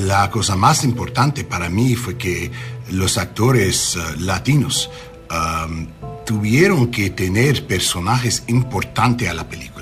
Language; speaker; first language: Spanish; non-native, learner; English